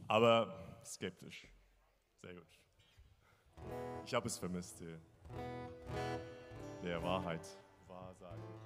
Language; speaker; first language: German; non-native, fluent; Turkish